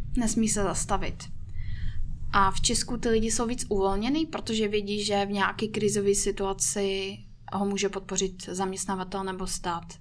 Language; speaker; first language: Czech; non-native, fluent; Russian